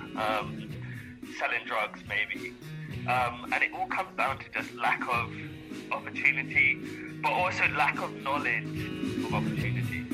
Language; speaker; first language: English; native; English